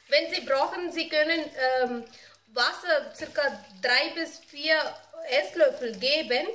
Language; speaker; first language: German; non-native, learner; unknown